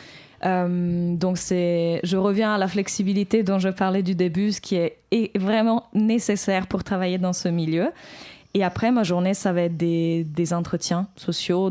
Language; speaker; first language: French; native; French